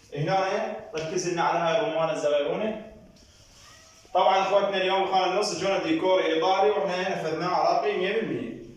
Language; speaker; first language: Arabic; native; Arabic